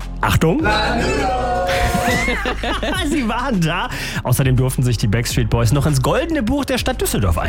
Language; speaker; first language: German; native; German